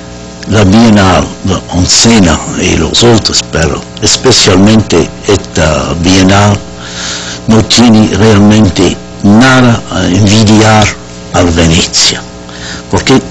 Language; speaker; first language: Spanish; non-native, fluent; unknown